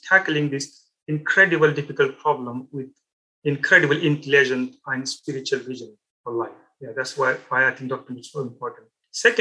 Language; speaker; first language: English; non-native, local second language; Marathi